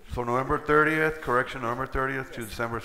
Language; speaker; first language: English; native; English